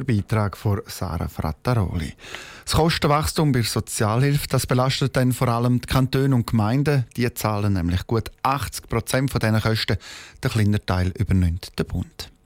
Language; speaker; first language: German; native; German